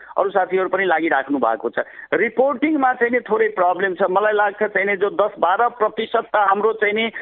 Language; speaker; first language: Nepali; non-native, local second language; Maithili